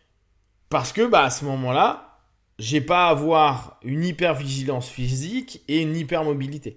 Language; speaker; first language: French; native; French